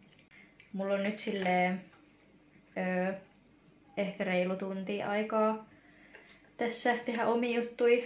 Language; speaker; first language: Finnish; native; Finnish